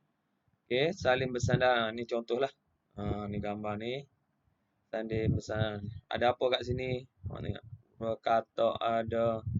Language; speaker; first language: Malay; native; Malay